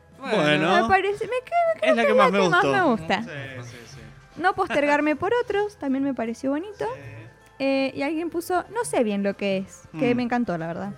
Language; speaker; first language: Spanish; native; Spanish